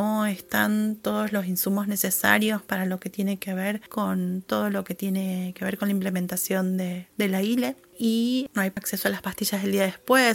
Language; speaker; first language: Spanish; native; Spanish